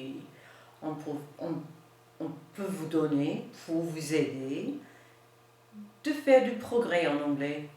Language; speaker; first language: French; non-native, learner; English